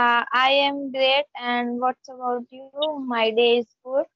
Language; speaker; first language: English; non-native, learner; Hindi